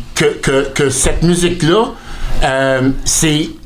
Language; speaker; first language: French; native; French